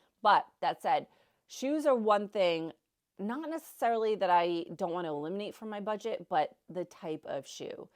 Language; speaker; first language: English; native; English